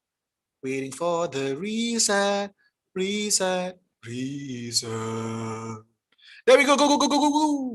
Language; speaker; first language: English; non-native, local second language; Malay